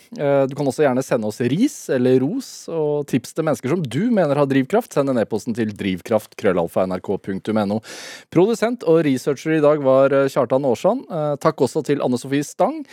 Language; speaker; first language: Norwegian; native; Norwegian